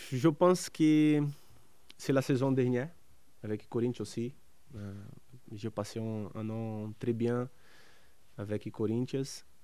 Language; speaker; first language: French; non-native, learner; Portuguese